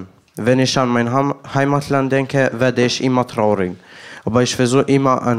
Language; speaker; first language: German; non-native, learner; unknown